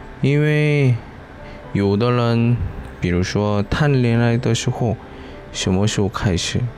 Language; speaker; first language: Chinese; non-native, learner; Korean